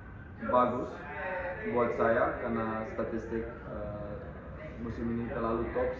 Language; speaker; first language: Indonesian; non-native, fluent; Dutch